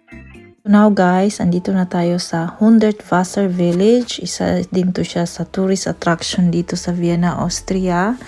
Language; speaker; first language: Filipino; non-native, local second language; Cebuano